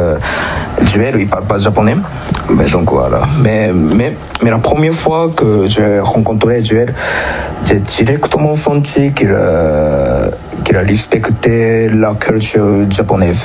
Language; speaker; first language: French; non-native, learner; Japanese